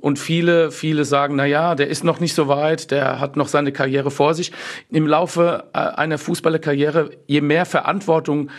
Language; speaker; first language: German; native; German